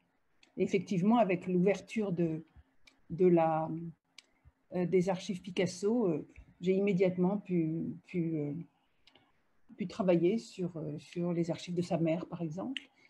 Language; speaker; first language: French; native; French